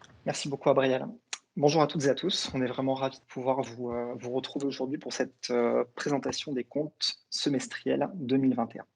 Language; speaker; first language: French; native; French